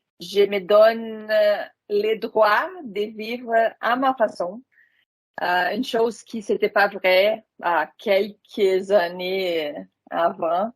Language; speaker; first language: French; non-native, fluent; Portuguese